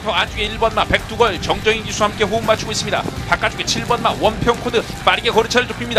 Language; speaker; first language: Korean; native; Korean